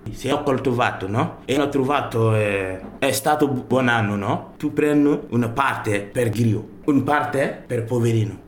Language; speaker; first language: Italian; non-native, learner; Bambara